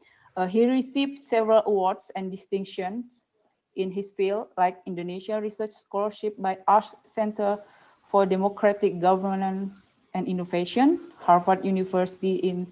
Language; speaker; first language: English; non-native, fluent; Indonesian